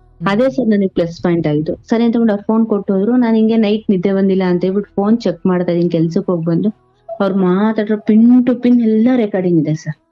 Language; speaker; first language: Kannada; native; Kannada